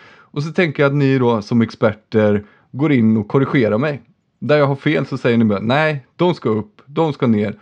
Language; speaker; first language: Swedish; native; Swedish